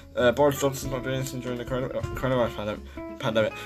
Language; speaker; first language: English; native; English